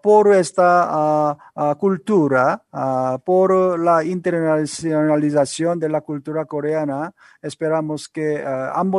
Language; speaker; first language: Spanish; non-native, learner; Korean